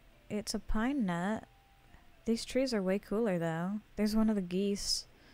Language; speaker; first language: English; native; English